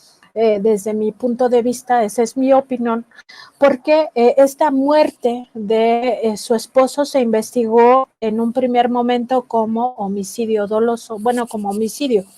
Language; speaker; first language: Spanish; native; Spanish